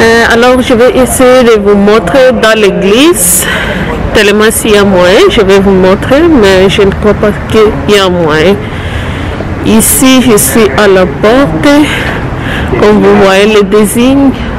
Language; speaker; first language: French; non-native, local second language; Lingala